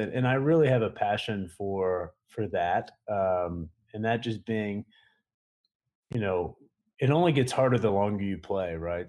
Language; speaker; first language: English; native; English